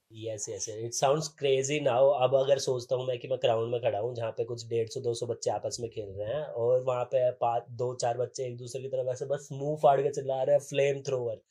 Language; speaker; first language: Hindi; native; Hindi